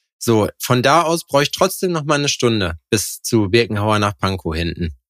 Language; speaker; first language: German; native; German